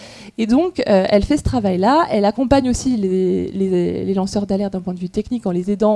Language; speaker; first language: French; native; French